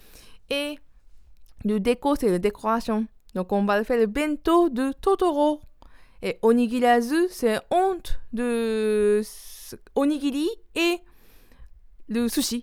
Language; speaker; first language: French; non-native, learner; Japanese